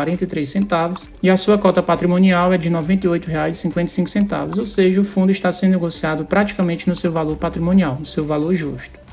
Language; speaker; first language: Portuguese; native; Portuguese